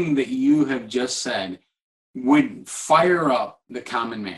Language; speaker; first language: English; native; English